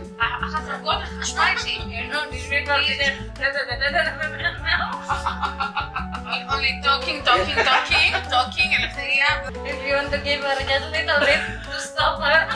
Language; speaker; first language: English; non-native, learner; Indonesian